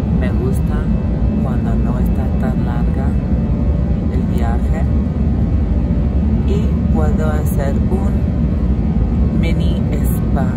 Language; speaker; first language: Spanish; early bilingual, heritage; English